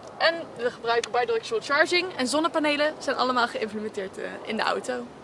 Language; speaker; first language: Dutch; native; Dutch